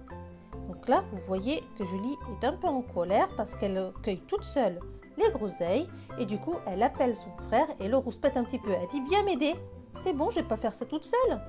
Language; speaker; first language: French; native; French